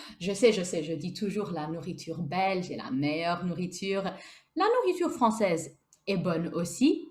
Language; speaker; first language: French; native; French